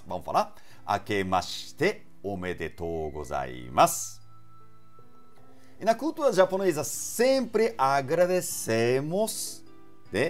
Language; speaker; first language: Portuguese; non-native, fluent; Japanese